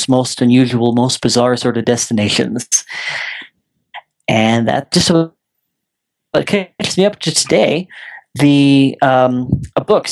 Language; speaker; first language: English; native; English